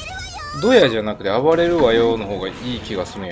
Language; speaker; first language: Japanese; native; Japanese